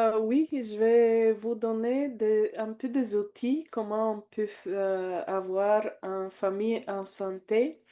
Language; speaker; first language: French; non-native, learner; Bulgarian